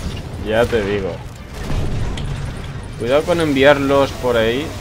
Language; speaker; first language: Spanish; native; Spanish